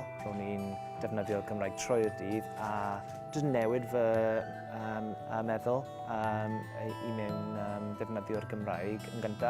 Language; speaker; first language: Welsh; non-native, local second language; English